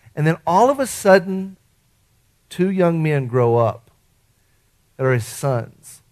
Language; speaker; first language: English; native; English